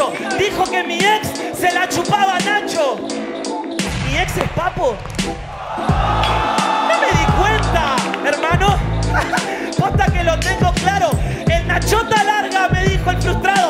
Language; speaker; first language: Spanish; native; Spanish